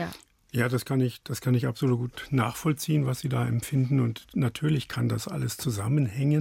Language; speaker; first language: German; native; German